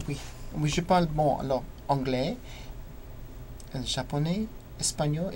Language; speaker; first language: French; non-native, fluent; English